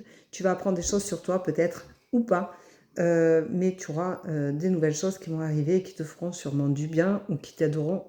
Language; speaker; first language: French; native; French